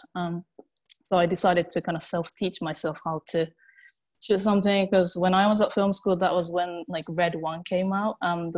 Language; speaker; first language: English; non-native, fluent; Japanese